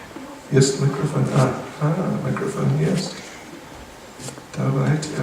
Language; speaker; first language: Russian; non-native, learner; English